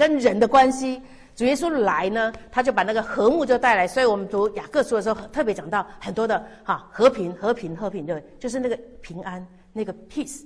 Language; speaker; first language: Chinese; native; Chinese